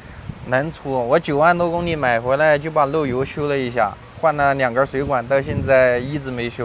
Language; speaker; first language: Chinese; native; Chinese